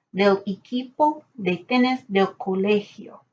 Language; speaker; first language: Spanish; non-native, learner; English